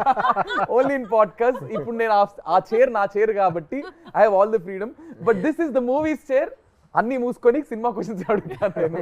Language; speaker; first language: Telugu; native; Telugu